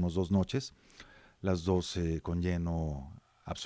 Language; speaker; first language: Spanish; native; Spanish